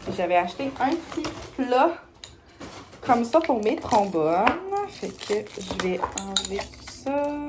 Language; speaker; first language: French; native; French